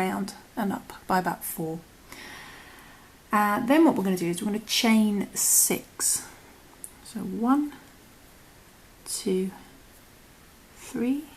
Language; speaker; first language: English; native; English